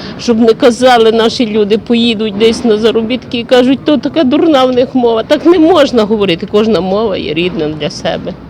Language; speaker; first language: Ukrainian; native; Ukrainian